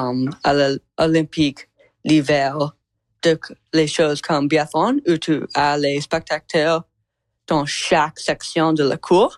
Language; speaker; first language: French; non-native, learner; English